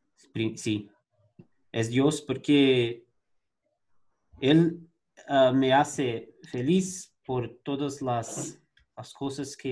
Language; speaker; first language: Spanish; non-native, learner; Portuguese